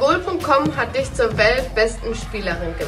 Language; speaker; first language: German; native; German